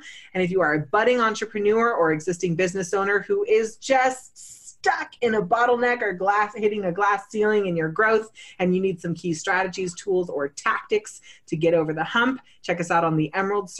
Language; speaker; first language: English; native; English